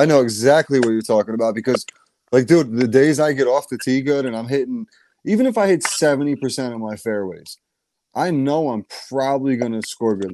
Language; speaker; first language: English; native; English